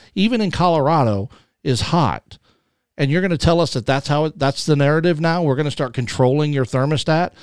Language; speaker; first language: English; native; English